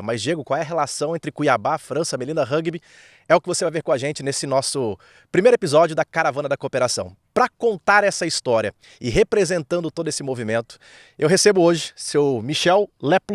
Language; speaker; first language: Portuguese; native; Portuguese